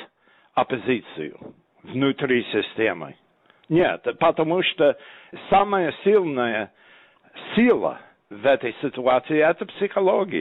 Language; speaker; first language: Russian; non-native, fluent; English